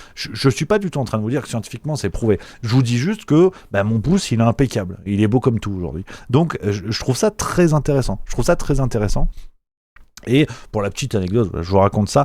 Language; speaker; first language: French; native; French